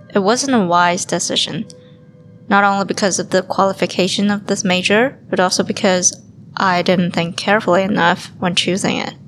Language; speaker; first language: English; non-native, fluent; Chinese